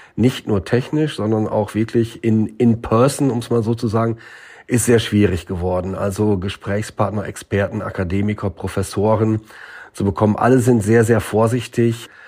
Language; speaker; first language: German; native; German